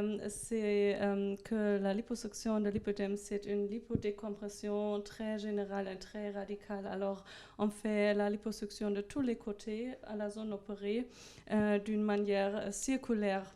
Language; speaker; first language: French; non-native, fluent; German